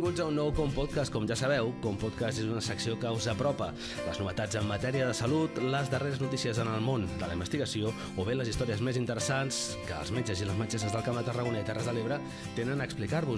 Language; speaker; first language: Catalan; native; Catalan